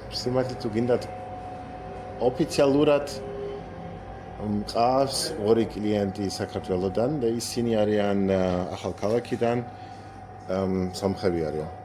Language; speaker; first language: Georgian; non-native, learner; German